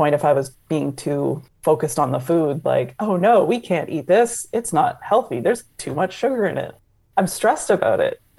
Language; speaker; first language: English; native; English